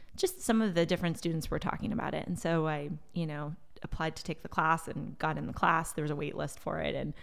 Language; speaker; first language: English; early bilingual, other home language; Portuguese